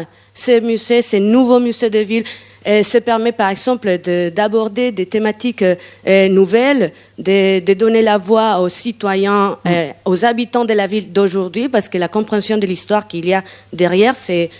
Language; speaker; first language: French; non-native, fluent; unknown